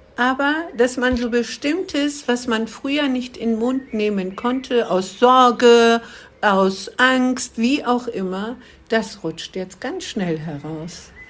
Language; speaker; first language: German; early bilingual, other home language; Kurdish